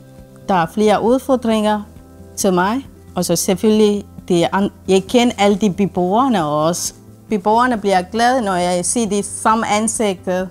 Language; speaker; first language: Danish; non-native, fluent; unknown